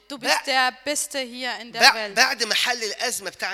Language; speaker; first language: German; non-native, learner; Arabic